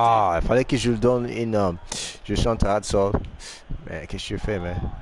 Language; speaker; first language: French; non-native, fluent; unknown